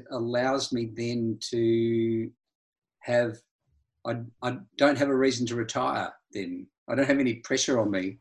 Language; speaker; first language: English; native; English